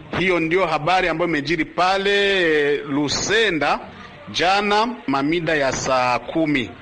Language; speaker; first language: Swahili; non-native, local second language; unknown